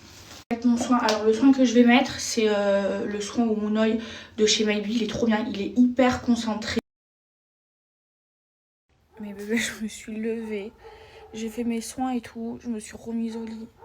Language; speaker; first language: French; native; French